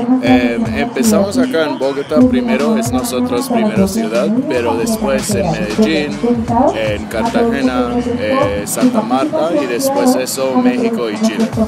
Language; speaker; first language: Spanish; non-native, learner; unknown